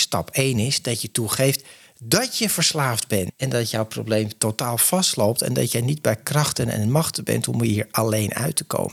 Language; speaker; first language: Dutch; native; Dutch